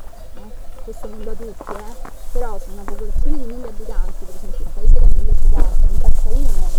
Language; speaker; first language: Italian; native; Italian